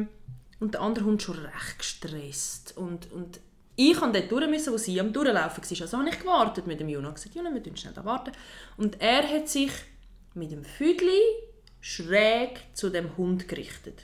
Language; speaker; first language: German; native; German